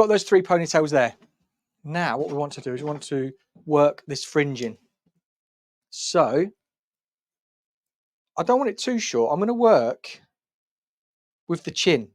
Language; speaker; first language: English; native; English